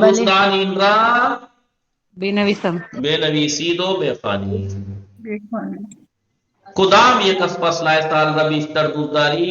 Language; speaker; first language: Persian; non-native, fluent; Urdu